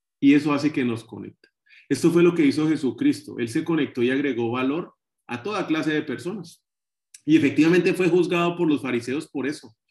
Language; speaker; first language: Spanish; native; Spanish